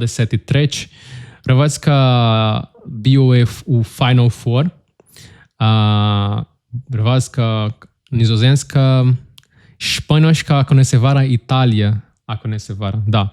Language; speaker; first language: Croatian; non-native, learner; Portuguese